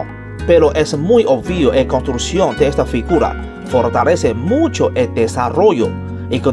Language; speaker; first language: Spanish; non-native, learner; Chinese